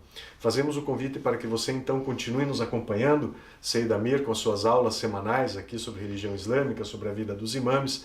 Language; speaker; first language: Portuguese; native; Portuguese